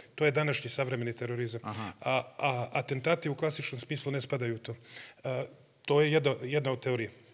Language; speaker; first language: Serbian; native; Serbian